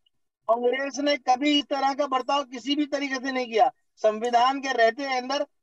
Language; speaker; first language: Hindi; native; Hindi